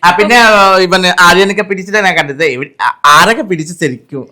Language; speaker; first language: Malayalam; non-native, fluent; Assamese